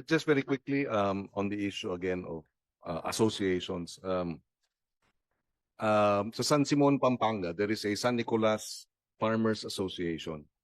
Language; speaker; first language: English; non-native, local second language; Filipino